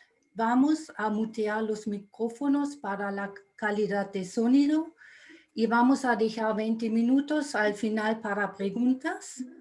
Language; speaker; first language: Spanish; non-native, fluent; German